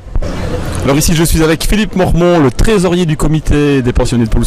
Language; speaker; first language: French; native; French